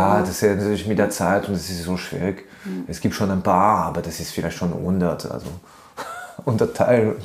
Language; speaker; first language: German; non-native, fluent; French